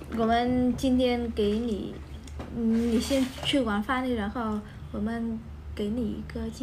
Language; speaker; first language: Chinese; non-native, learner; Vietnamese